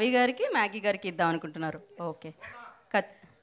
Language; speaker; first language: Telugu; native; Telugu